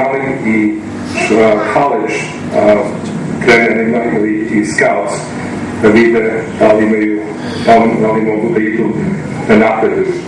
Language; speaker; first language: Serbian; early bilingual, heritage; Serbian